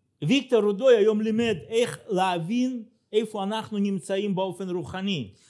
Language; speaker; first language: Hebrew; non-native, fluent; Russian